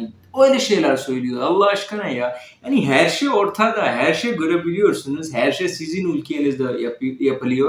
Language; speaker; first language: Turkish; non-native, fluent; Urdu